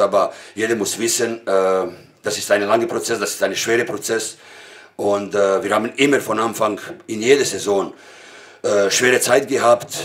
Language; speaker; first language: German; non-native, learner; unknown